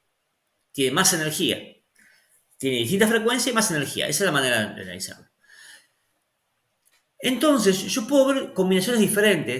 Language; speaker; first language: Spanish; native; Spanish